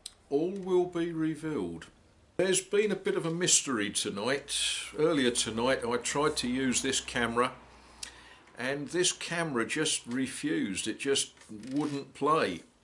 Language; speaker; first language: English; native; English